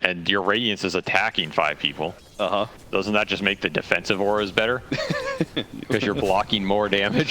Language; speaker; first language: English; native; English